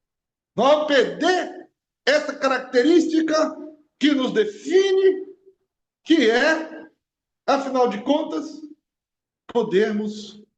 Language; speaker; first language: Portuguese; native; Portuguese